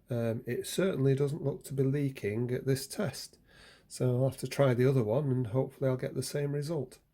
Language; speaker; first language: English; native; English